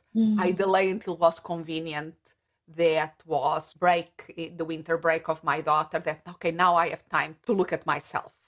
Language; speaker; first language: English; non-native, fluent; Portuguese